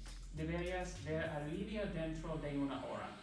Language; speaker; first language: Spanish; non-native, learner; English